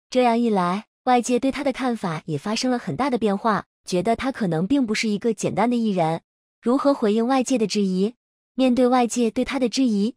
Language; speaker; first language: Chinese; native; Chinese